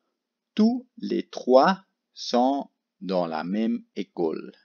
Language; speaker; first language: French; non-native, local second language; German